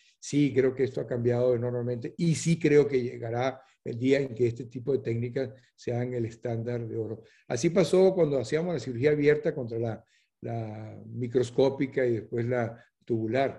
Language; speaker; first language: Spanish; native; Spanish